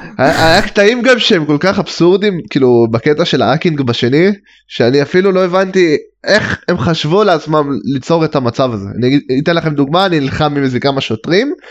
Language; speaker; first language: Hebrew; native; Hebrew